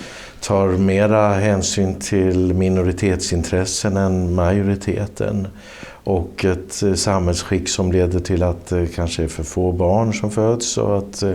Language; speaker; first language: Swedish; native; Swedish